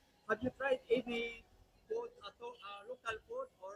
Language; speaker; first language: English; non-native, local second language; Cebuano